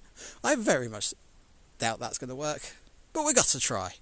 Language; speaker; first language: English; native; English